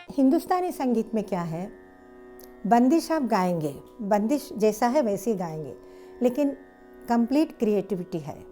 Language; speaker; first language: Hindi; non-native, local second language; Telugu